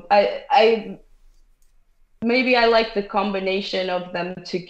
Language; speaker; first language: English; non-native, fluent; Portuguese